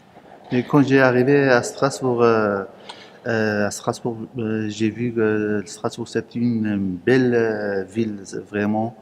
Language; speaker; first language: French; non-native, learner; Arabic